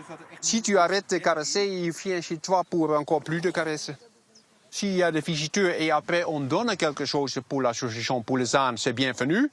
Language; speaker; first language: French; non-native, learner; Dutch